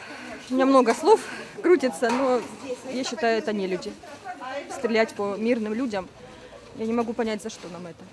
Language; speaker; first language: Russian; native; Russian